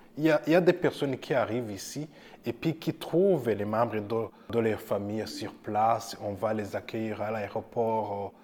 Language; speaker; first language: French; non-native, local second language; Rundi